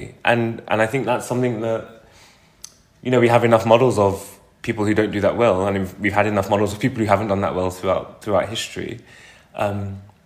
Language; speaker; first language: English; native; English